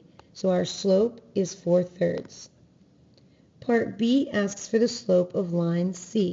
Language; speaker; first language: English; native; English